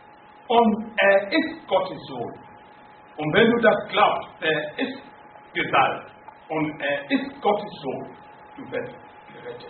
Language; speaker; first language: German; non-native, fluent; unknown